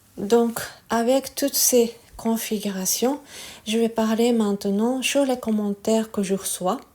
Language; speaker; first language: French; non-native, fluent; Japanese